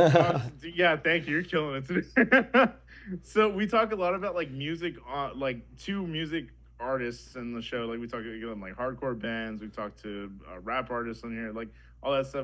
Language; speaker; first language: English; native; English